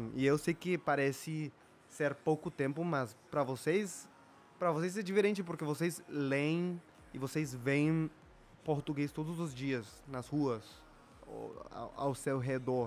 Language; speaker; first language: Portuguese; non-native, fluent; Spanish